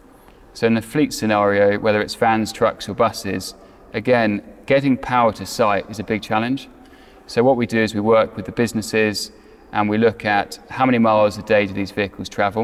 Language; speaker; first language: English; native; English